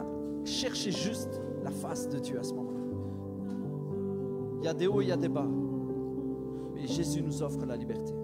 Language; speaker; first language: French; native; French